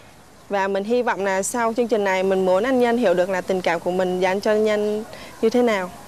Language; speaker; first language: Vietnamese; native; Vietnamese